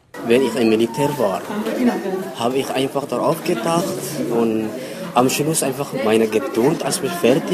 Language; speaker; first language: German; non-native, learner; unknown